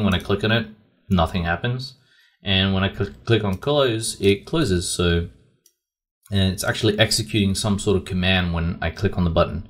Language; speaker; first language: English; native; English